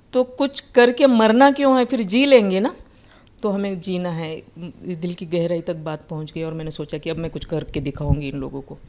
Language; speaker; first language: Hindi; non-native, local second language; Marathi